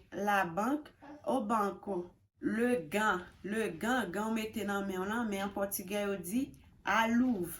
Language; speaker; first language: French; non-native, local second language; Haitian Creole